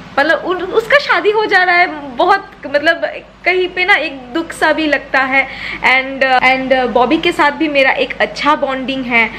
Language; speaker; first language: Hindi; non-native, local second language; Bangla